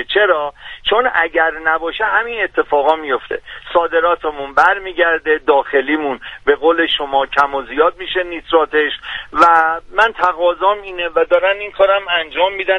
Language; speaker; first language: Persian; native; Persian